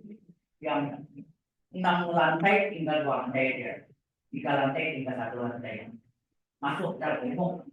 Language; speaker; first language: Indonesian; native; Indonesian